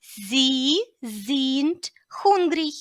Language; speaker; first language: German; non-native, fluent; Ukrainian